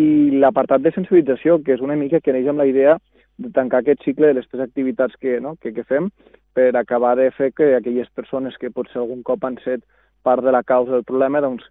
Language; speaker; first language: Catalan; native; Catalan